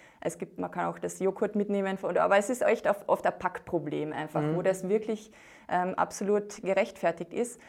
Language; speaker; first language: German; native; German